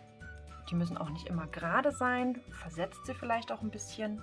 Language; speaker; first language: German; native; German